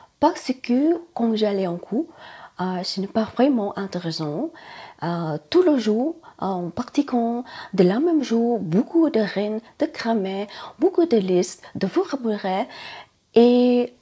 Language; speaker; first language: French; non-native, learner; Thai